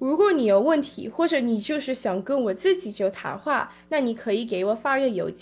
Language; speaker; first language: Chinese; early bilingual, heritage; English